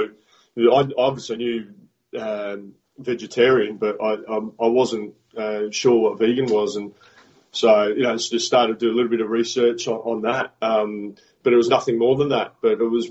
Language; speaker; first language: English; native; English